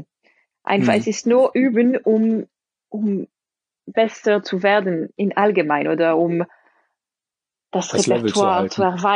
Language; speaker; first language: German; non-native, fluent; French